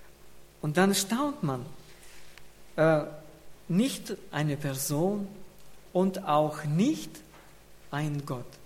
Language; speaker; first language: German; non-native, fluent; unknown